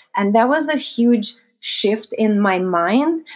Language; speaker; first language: English; non-native, fluent; Russian